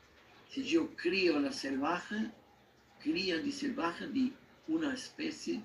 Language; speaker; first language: Spanish; non-native, learner; German